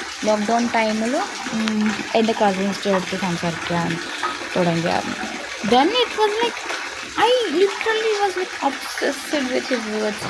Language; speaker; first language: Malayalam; non-native, local second language; Telugu